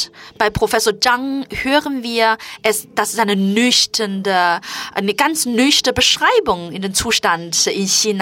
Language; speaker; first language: German; non-native, fluent; Chinese